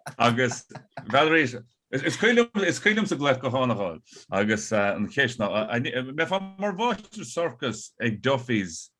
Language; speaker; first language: Irish; native; Irish